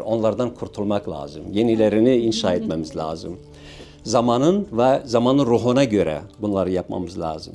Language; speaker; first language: Turkish; non-native, local second language; Syriac